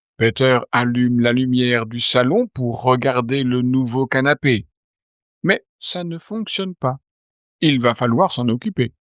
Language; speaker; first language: French; native; French